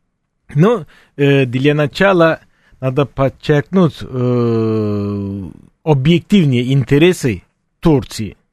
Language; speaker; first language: Russian; non-native, fluent; Turkish